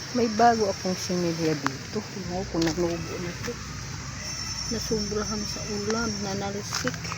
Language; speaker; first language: Filipino; non-native, local second language; Cebuano